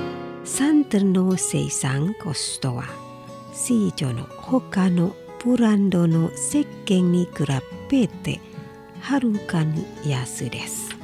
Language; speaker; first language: Japanese; non-native, fluent; Indonesian